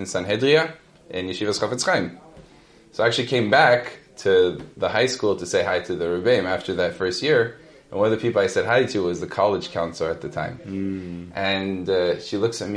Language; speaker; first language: English; native; English